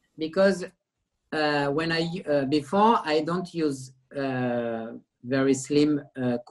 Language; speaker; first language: English; non-native, learner; French